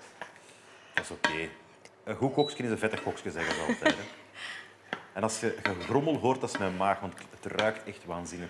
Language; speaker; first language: Dutch; native; Dutch